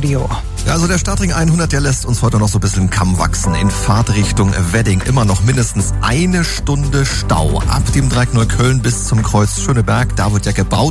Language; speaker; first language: German; native; German